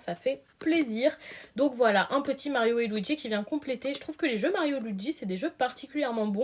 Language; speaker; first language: French; native; French